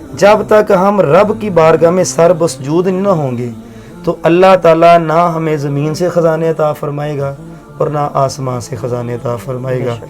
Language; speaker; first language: Urdu; non-native, local second language; Punjabi